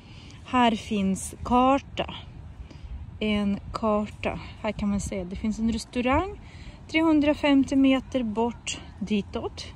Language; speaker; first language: Swedish; non-native, fluent; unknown